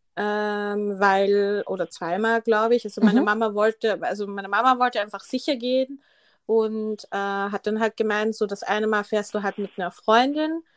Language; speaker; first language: German; early bilingual, other home language; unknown